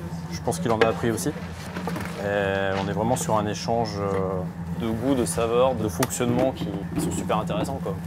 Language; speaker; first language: French; native; French